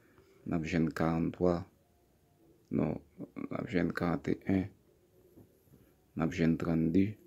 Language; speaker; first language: French; non-native, learner; Haitian Creole